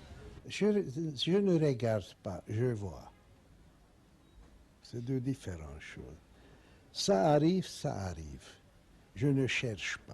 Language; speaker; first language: French; non-native, learner; Hungarian